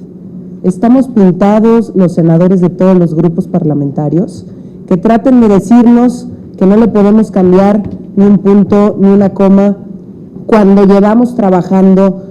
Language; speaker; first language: Spanish; native; Spanish